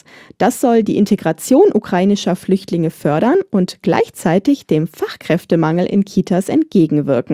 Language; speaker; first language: German; native; German